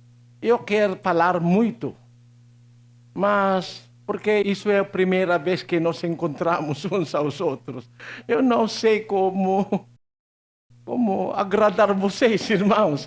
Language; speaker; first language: Portuguese; non-native, learner; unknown